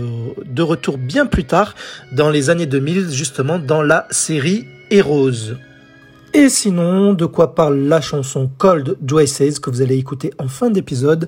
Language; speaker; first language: French; native; French